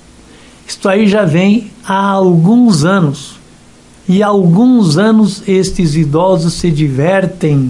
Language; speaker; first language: Portuguese; native; Portuguese